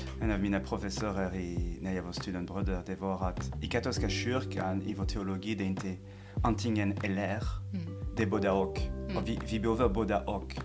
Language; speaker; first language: Swedish; non-native, fluent; French